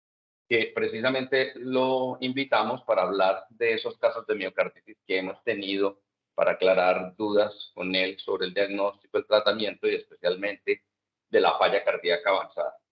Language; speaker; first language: Spanish; native; Spanish